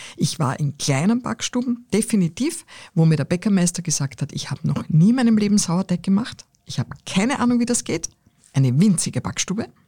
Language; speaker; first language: German; native; German